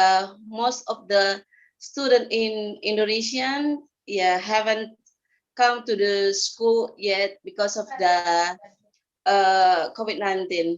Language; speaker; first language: English; non-native, fluent; Indonesian